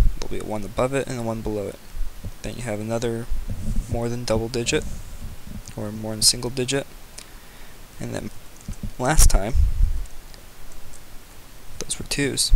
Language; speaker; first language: English; native; English